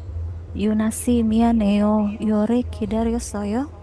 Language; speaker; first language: Korean; non-native, learner; Indonesian